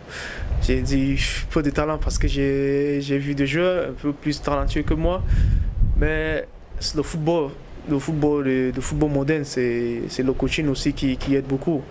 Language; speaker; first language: French; non-native, local second language; English